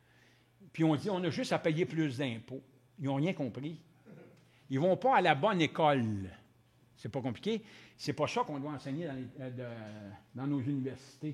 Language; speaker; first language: French; native; French